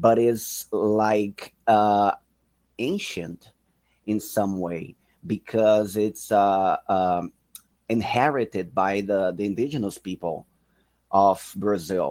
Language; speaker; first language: English; non-native, fluent; Portuguese